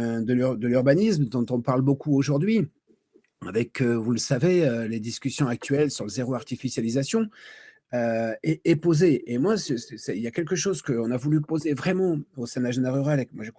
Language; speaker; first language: French; native; French